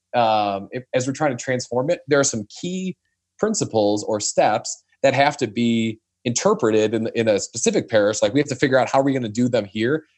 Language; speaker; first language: English; native; English